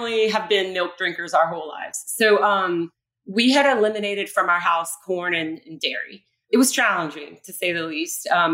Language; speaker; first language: English; native; English